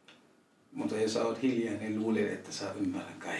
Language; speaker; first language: Finnish; non-native, local second language; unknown